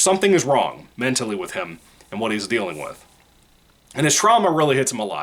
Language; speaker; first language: English; native; English